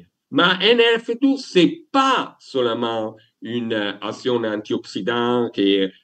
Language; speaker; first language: French; non-native, learner; Italian